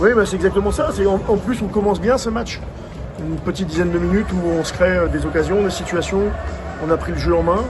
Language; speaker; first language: French; native; French